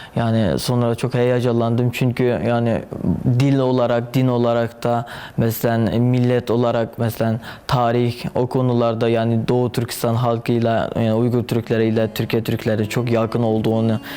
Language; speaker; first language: Turkish; non-native, fluent; Chinese